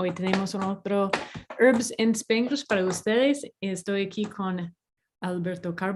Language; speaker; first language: Spanish; non-native, fluent; English